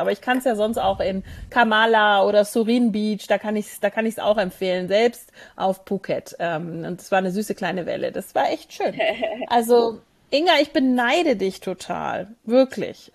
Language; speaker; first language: German; native; German